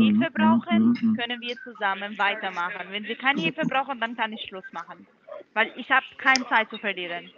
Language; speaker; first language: German; non-native, learner; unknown